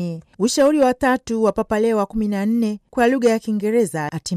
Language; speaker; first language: Swahili; native; Swahili